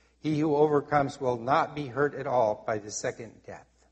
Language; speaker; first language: English; native; English